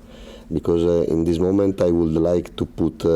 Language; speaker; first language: English; non-native, learner; Italian